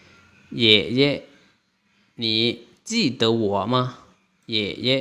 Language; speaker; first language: Chinese; non-native, fluent; Lao